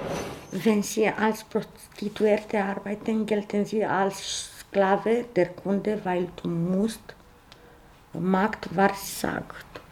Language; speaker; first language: German; non-native, learner; Romanian